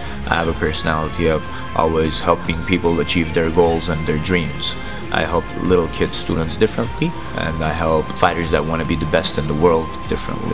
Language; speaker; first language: English; early bilingual, other home language; Armenian